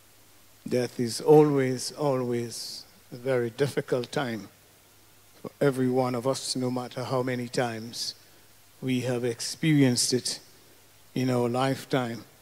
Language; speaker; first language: English; native; English